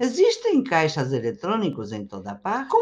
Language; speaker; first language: Portuguese; non-native, fluent; Spanish